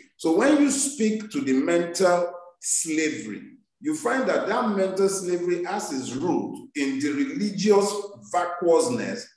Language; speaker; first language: English; non-native, local second language; Yoruba